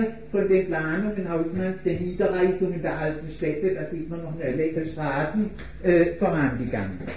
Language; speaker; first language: German; native; German